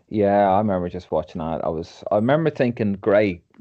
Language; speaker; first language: English; native; English